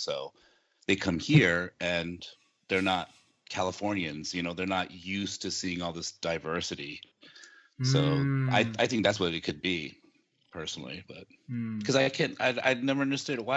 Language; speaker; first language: English; early bilingual, other home language; Japanese